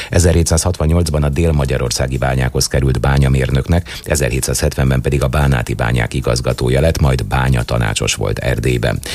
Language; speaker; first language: Hungarian; native; Hungarian